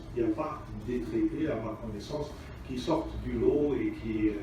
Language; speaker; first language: French; non-native, local second language; Arabic